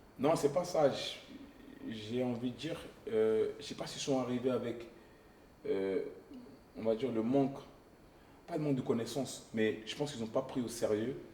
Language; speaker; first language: French; early bilingual, other home language; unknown